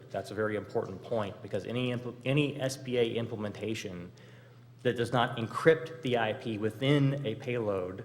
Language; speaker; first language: English; native; English